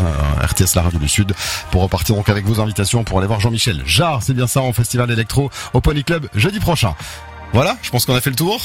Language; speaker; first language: French; native; French